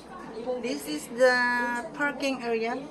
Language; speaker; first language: English; non-native, local second language; Filipino